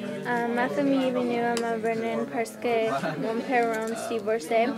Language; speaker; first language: French; non-native, learner; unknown